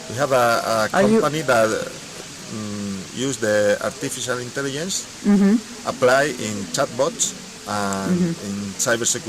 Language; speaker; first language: English; non-native, learner; Spanish